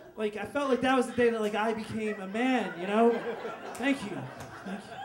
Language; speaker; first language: English; native; English